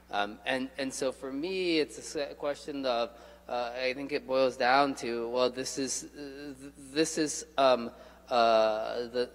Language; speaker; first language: English; native; English